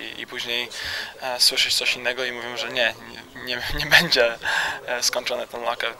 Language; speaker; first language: Polish; early bilingual, heritage; Polish